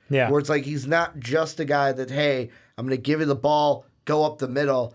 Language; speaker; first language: English; native; English